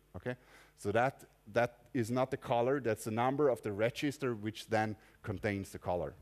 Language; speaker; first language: English; non-native, fluent; German